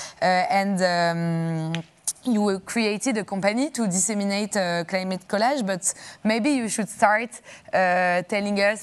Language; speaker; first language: English; non-native, fluent; French